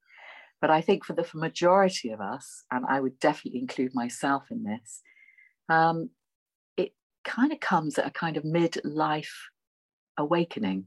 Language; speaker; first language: English; native; English